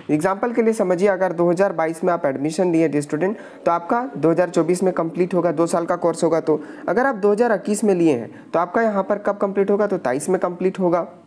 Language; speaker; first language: Hindi; native; Hindi